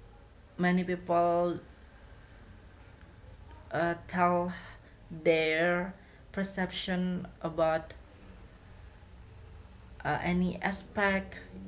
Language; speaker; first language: English; non-native, learner; Indonesian